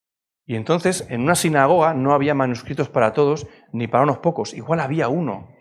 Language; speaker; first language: Spanish; native; Spanish